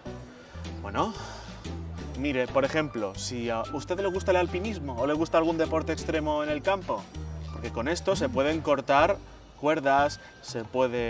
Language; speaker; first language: Spanish; native; Spanish